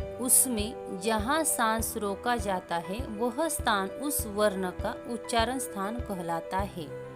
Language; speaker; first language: Hindi; non-native, local second language; Marathi